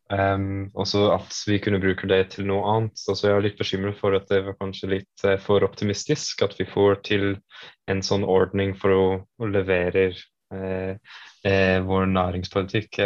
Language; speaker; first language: Norwegian; non-native, fluent; English